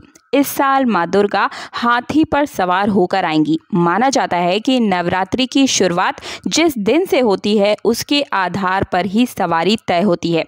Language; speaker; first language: Hindi; native; Hindi